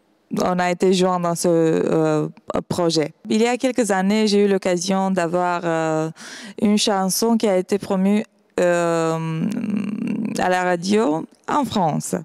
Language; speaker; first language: French; non-native, fluent; Romanian